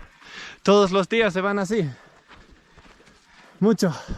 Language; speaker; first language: Spanish; non-native, learner; English